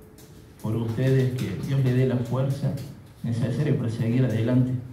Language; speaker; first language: Spanish; native; Spanish